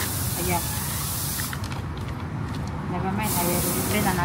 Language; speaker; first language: English; non-native, learner; Lao